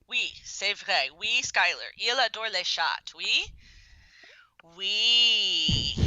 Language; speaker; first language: French; non-native, fluent; English